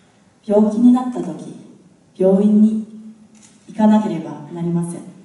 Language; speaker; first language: Japanese; non-native, fluent; English